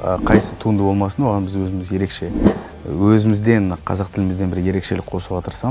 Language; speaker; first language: Kazakh; native; Kazakh